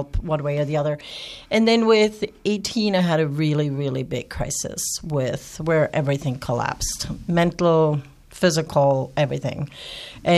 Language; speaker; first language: English; non-native, fluent; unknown